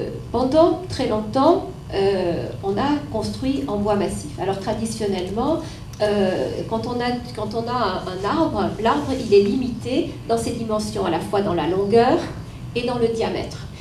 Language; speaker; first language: French; native; French